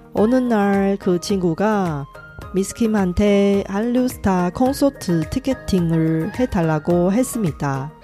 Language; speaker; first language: Korean; non-native, fluent; Chinese